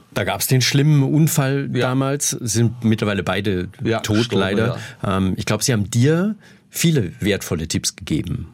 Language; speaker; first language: German; native; German